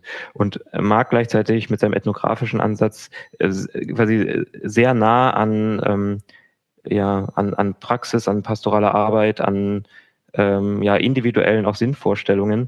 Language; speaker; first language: German; native; German